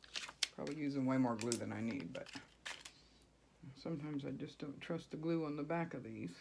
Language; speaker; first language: English; native; English